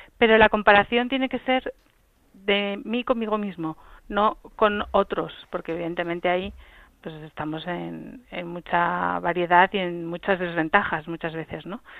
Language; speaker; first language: Spanish; native; Spanish